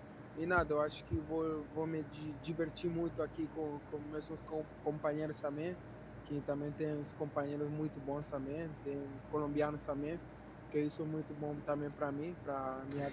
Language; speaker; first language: Portuguese; non-native, fluent; Spanish